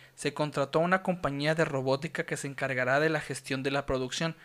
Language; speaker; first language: Spanish; native; Spanish